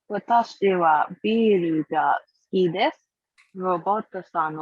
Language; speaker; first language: Japanese; non-native, learner; English